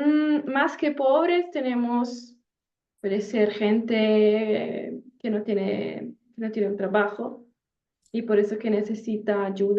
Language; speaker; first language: Spanish; non-native, fluent; Italian